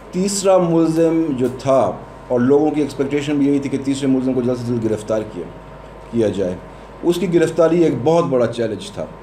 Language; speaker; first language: Urdu; non-native, local second language; Pashto